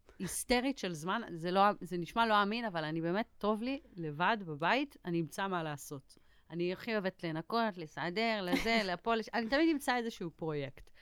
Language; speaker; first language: Hebrew; native; Hebrew